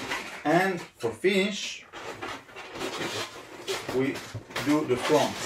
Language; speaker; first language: English; non-native, learner; Italian